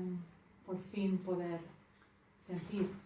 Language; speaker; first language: Spanish; non-native, fluent; Swedish